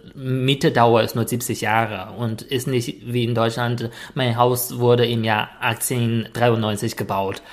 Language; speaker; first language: German; non-native, fluent; Chinese